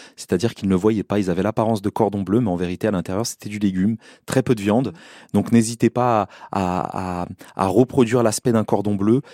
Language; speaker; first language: French; native; French